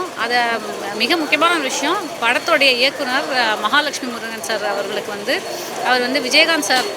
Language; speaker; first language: Tamil; native; Tamil